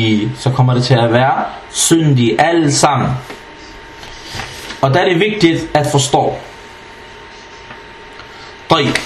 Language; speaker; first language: Danish; non-native, fluent; Arabic